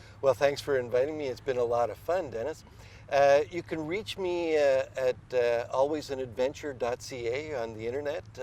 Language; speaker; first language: English; native; English